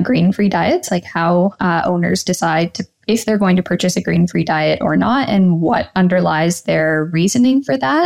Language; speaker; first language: English; native; English